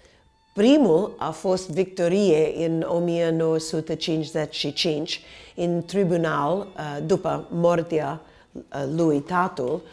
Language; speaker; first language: Romanian; early bilingual, heritage; Romanian